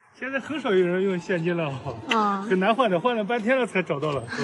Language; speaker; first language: Chinese; native; Chinese